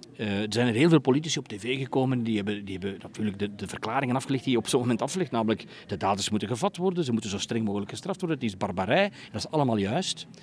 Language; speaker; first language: Dutch; native; Dutch